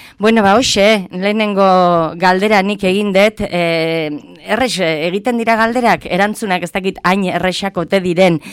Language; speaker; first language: Basque; native; Basque